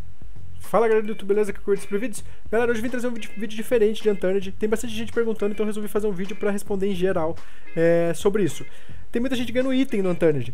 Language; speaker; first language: Portuguese; native; Portuguese